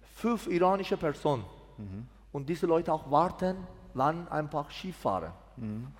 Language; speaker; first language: German; non-native, learner; Persian